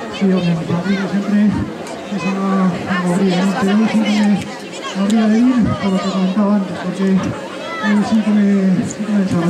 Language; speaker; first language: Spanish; non-native, local second language; Galician